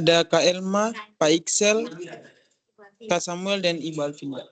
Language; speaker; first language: Indonesian; native; Indonesian